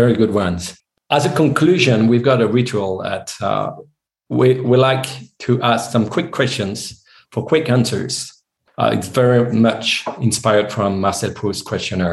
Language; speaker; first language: English; non-native, fluent; French